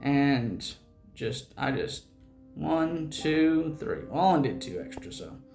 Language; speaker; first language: English; native; English